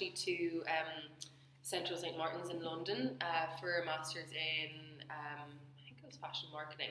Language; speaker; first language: English; native; English